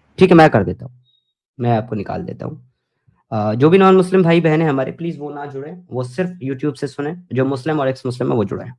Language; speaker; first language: Hindi; native; Hindi